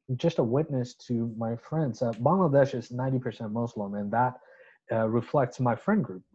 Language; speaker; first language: English; non-native, local second language; Bangla